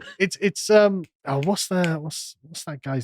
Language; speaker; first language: English; native; English